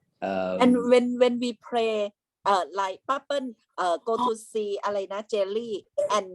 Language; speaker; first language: English; non-native, learner; Thai